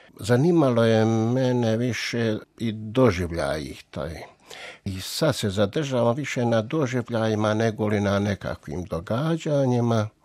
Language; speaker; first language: Croatian; native; Croatian